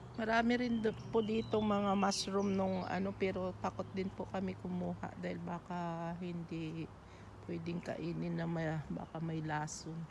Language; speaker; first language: Filipino; non-native, local second language; Aklanon